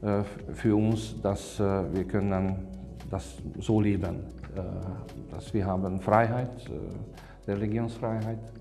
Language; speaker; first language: German; non-native, learner; Hungarian